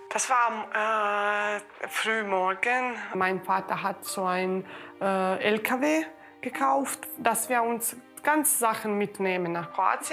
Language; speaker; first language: German; early bilingual, other home language; Croatian